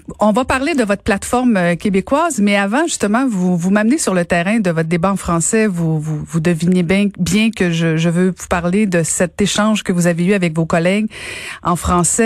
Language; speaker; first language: French; native; French